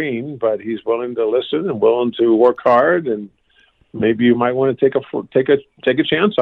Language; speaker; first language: English; native; English